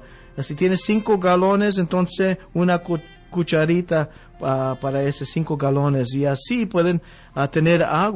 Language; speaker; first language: Spanish; early bilingual, heritage; Spanish